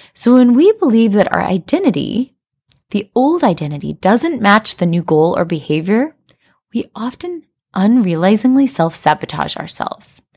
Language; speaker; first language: English; native; English